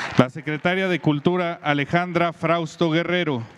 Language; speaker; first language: Spanish; native; Spanish